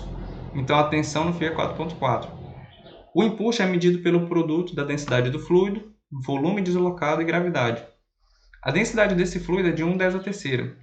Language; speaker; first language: Portuguese; native; Portuguese